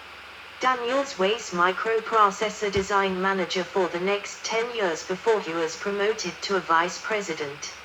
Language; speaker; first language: English; non-native, learner; Danish